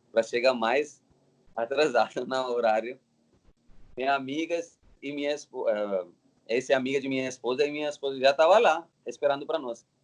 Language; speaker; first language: Portuguese; non-native, learner; Telugu